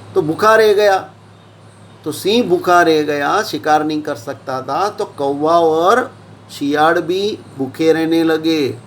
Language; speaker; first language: Hindi; non-native, local second language; Gujarati